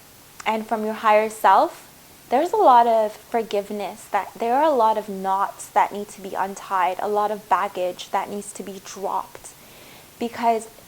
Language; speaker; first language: English; native; English